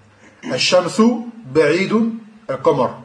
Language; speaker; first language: Arabic; non-native, fluent; French